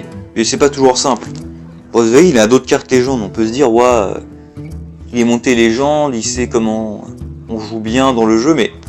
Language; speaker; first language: French; native; French